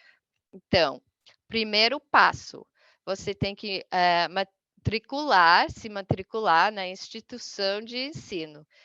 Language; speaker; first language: Portuguese; non-native, fluent; English